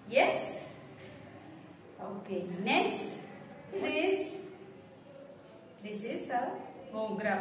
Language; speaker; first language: English; non-native, local second language; Marathi